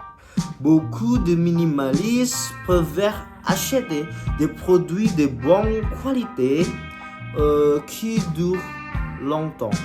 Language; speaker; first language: French; non-native, learner; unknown